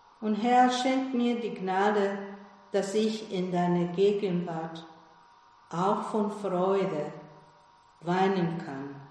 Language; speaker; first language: German; non-native, fluent; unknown